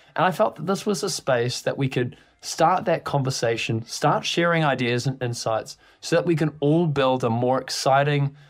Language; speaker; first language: English; native; English